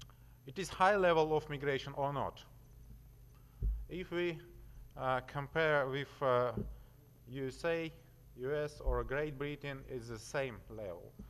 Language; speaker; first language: English; non-native, learner; Russian